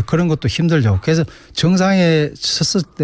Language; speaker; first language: Korean; native; Korean